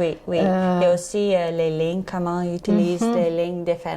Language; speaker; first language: French; non-native, learner; English